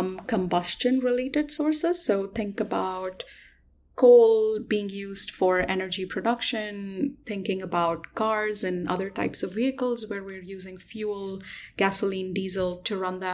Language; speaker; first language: English; non-native, local second language; Hindi